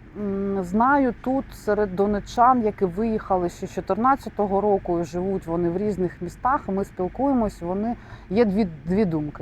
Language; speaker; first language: Ukrainian; non-native, local second language; Russian